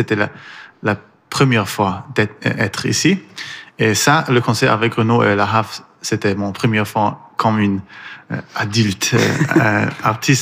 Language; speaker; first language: French; non-native, learner; Persian